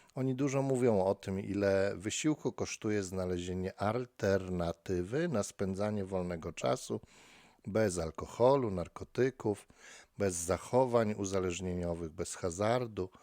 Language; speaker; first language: Polish; native; Polish